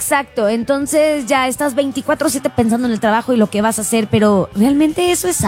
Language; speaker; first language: Spanish; native; Spanish